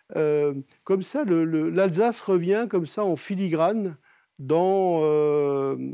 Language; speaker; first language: French; native; French